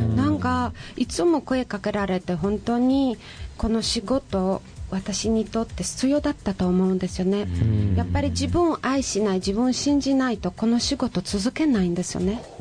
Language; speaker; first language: Japanese; non-native, fluent; Polish